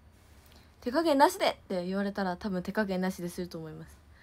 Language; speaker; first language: Japanese; native; Japanese